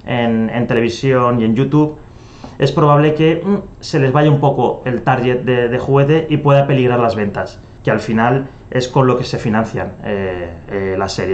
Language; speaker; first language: Spanish; native; Spanish